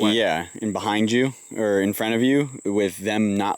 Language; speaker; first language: English; native; English